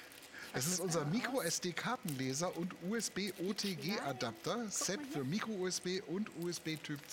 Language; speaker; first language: German; native; German